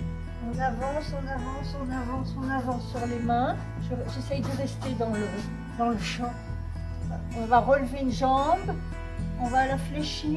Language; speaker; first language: French; native; French